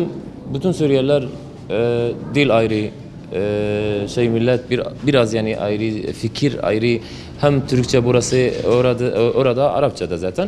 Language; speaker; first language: Turkish; non-native, learner; Arabic